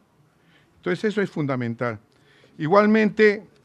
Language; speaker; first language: Spanish; native; Spanish